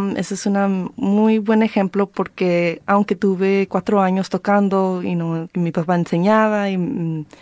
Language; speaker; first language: Spanish; early bilingual, heritage; Spanish